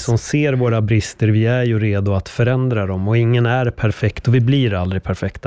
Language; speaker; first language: Swedish; native; Swedish